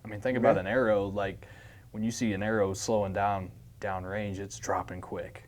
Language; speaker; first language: English; native; English